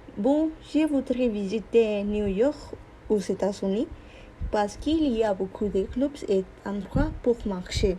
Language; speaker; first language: French; non-native, learner; Spanish